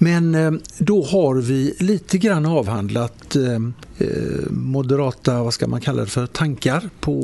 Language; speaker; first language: Swedish; native; Swedish